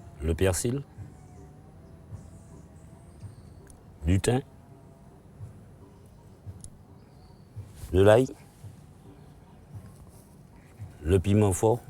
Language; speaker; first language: French; non-native, local second language; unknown